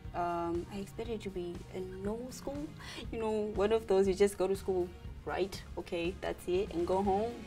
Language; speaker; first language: English; non-native, local second language; Shona